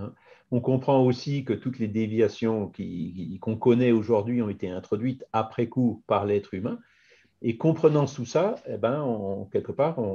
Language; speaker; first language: French; native; French